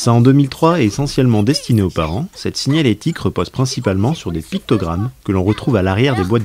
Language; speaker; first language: French; native; French